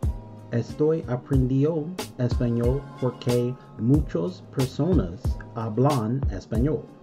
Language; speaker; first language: Spanish; non-native, learner; English